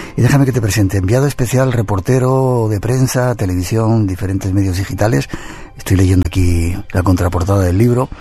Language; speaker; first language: Spanish; native; Spanish